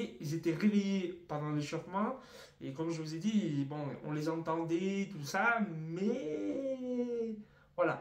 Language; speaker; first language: French; native; French